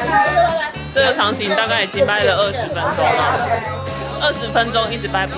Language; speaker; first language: Chinese; native; Chinese